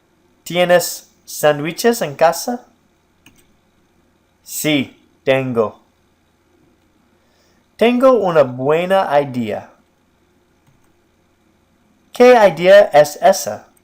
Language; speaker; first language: Spanish; non-native, fluent; English